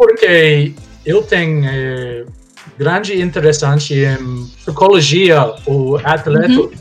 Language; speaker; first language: Portuguese; non-native, learner; English